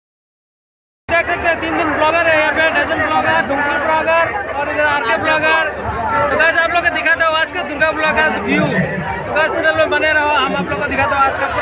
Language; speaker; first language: Hindi; non-native, local second language; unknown